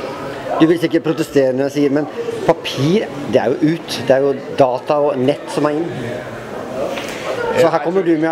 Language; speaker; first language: Norwegian; native; Norwegian